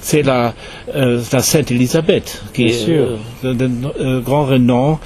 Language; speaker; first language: French; non-native, fluent; German